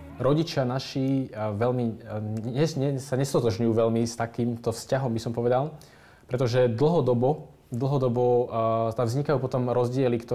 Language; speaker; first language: Slovak; early bilingual, other home language; Vietnamese